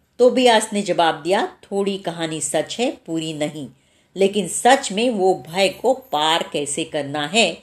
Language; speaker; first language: Hindi; non-native, local second language; Marathi